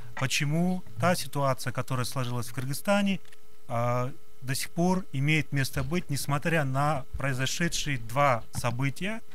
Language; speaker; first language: Russian; non-native, local second language; Kyrgyz